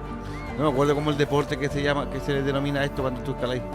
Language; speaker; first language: Spanish; native; Spanish